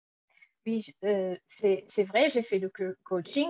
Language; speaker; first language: French; non-native, fluent; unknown